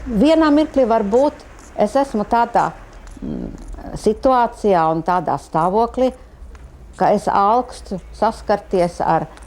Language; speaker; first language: Latvian; non-native, local second language; German